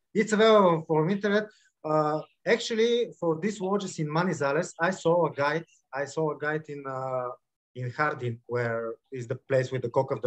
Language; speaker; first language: English; non-native, learner; Bulgarian